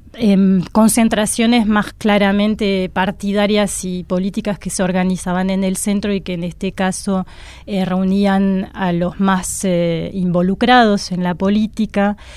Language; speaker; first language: Spanish; non-native, fluent; French